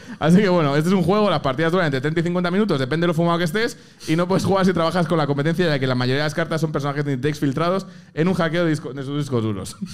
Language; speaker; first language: Spanish; native; Spanish